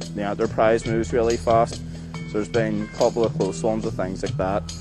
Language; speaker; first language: English; native; English